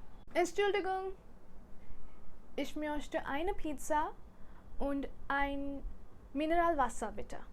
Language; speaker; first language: German; non-native, learner; Hindi